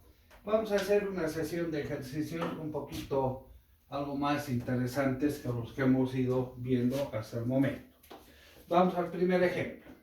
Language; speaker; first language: Spanish; native; Spanish